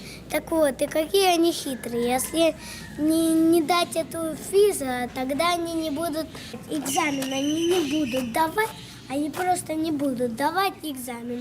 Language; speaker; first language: Russian; early bilingual, heritage; Russian